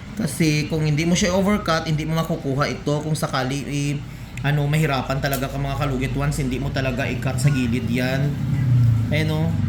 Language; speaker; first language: Filipino; non-native, local second language; Hiligaynon